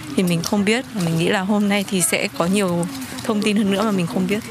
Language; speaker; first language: German; non-native, fluent; Vietnamese